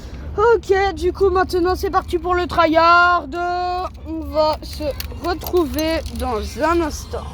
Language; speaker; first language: French; native; French